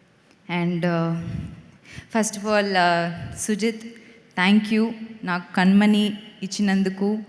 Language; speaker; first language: Telugu; non-native, learner; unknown